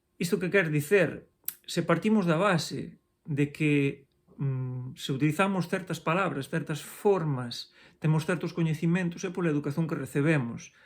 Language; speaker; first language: Galician; native; Galician